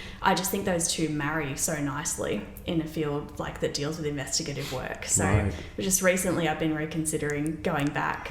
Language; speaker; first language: English; native; English